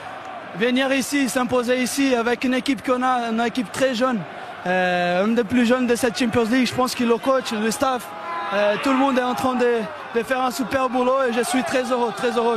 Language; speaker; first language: French; non-native, fluent; Portuguese